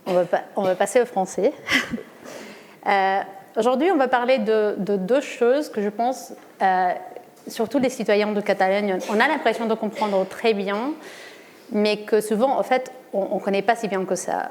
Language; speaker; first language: French; non-native, fluent; Catalan